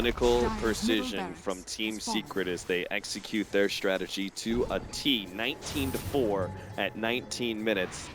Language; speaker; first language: English; native; English